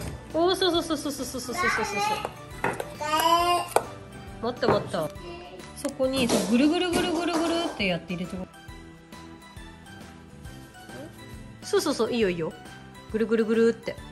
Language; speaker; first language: Japanese; native; Japanese